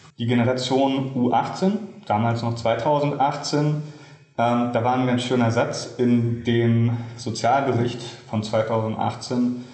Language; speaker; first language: German; native; German